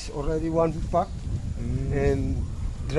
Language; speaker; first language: English; non-native, learner; Indonesian